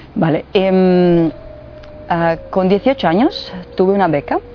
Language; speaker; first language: Spanish; non-native, fluent; Bosnian